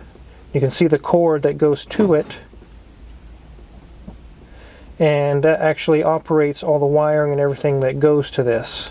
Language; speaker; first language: English; native; English